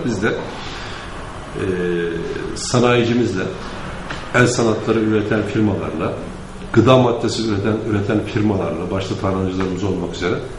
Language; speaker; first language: Turkish; native; Turkish